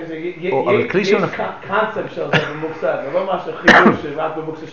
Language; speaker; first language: Hebrew; non-native, learner; English